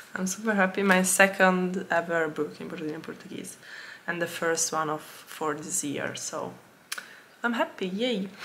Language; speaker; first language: English; non-native, fluent; Italian